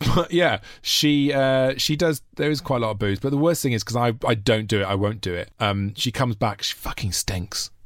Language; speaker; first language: English; native; English